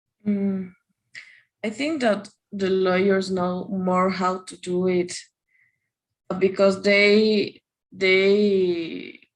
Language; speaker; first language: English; non-native, learner; Spanish